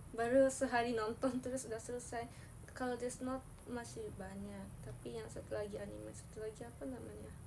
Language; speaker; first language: Indonesian; non-native, learner; Japanese